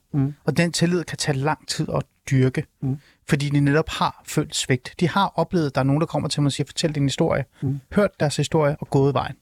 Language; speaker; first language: Danish; early bilingual, other home language; Persian